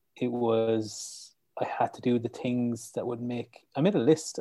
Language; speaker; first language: English; native; English